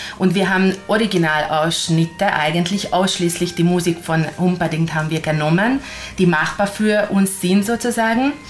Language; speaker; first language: German; non-native, fluent; Hungarian